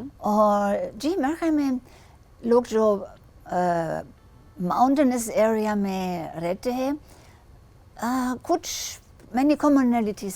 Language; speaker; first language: Hindi; non-native, learner; German